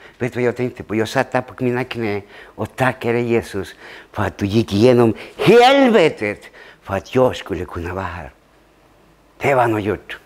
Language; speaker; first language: Swedish; early bilingual, other home language; Spanish